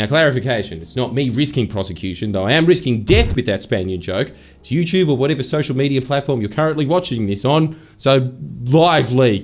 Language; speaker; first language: English; native; English